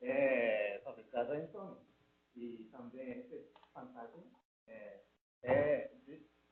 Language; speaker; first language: Portuguese; non-native, learner; Japanese